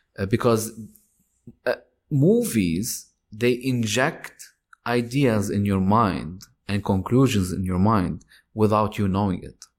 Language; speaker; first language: English; non-native, fluent; Arabic